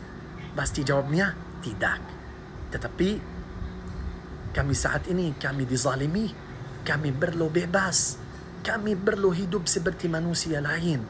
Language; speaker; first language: Indonesian; non-native, learner; Arabic